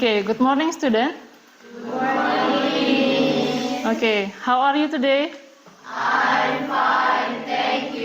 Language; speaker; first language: English; non-native, learner; Indonesian